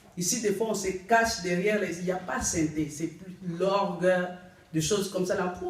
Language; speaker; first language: French; non-native, local second language; Lingala